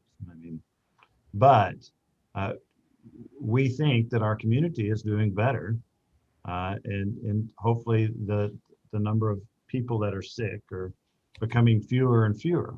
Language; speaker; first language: English; native; English